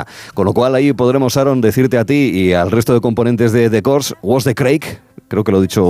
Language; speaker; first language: Spanish; native; Spanish